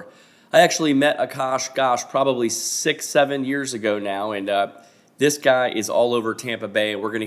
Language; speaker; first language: English; native; English